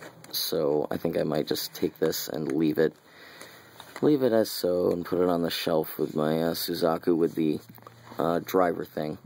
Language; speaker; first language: English; native; English